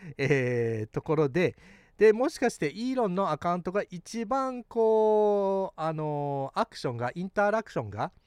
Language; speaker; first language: Japanese; early bilingual, heritage; Japanese